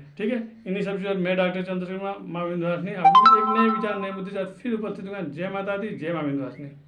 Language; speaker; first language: Hindi; native; Hindi